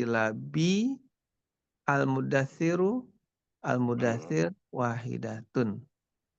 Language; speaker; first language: Arabic; non-native, learner; Indonesian